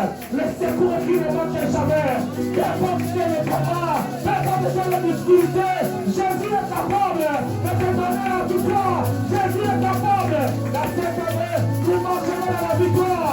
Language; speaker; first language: French; non-native, local second language; Lingala